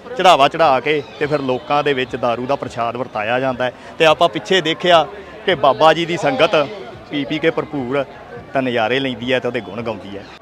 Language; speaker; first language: Punjabi; native; Punjabi